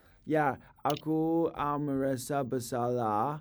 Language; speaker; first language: Indonesian; non-native, learner; English